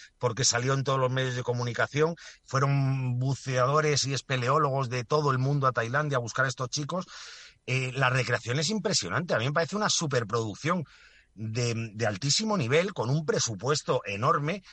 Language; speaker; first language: Spanish; native; Spanish